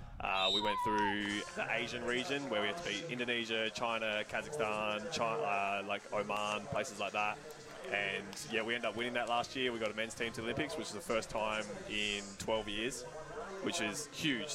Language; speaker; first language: English; native; English